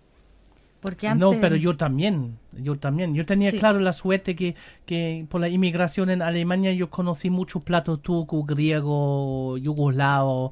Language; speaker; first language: Spanish; non-native, learner; German